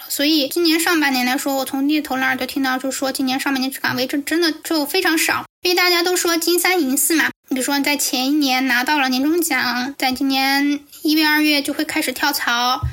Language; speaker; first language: Chinese; native; Chinese